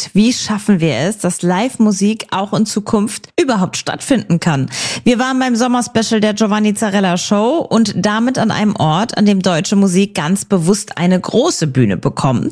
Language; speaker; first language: German; native; German